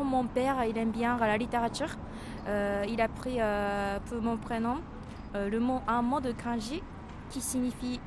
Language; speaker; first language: French; non-native, fluent; Japanese